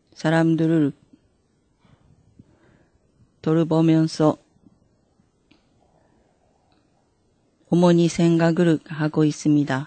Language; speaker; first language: Korean; non-native, fluent; Japanese